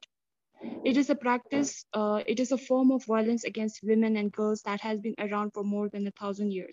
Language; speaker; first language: English; non-native, local second language; Tibetan